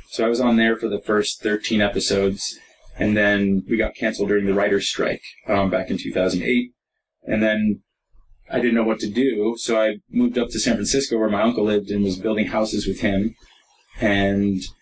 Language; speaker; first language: English; native; English